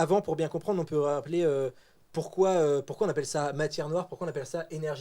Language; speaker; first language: French; native; French